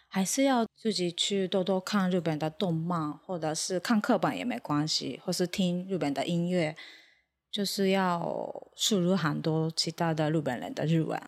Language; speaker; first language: Chinese; non-native, fluent; Japanese